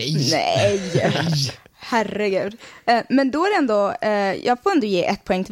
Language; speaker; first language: Swedish; native; Swedish